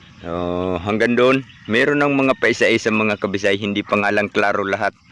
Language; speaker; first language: Filipino; non-native, local second language; Cebuano